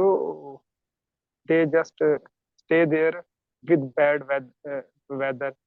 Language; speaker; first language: English; non-native, learner; Urdu